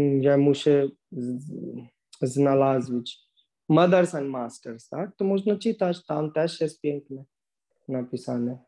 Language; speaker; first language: Polish; non-native, learner; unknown